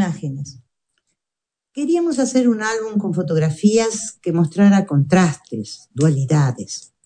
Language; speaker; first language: Spanish; native; Spanish